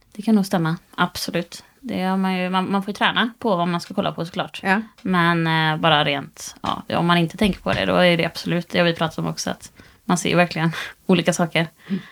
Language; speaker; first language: Swedish; native; Swedish